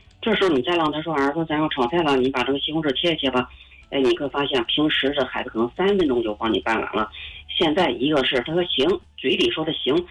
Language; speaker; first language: Chinese; native; Chinese